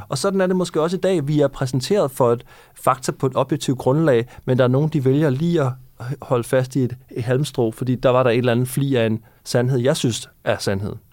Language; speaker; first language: Danish; native; Danish